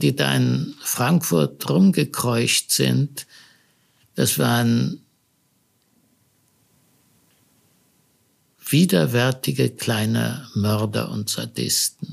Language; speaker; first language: German; early bilingual, other home language; Hebrew